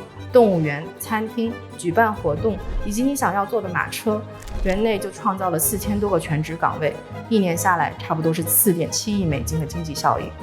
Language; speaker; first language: Chinese; native; Chinese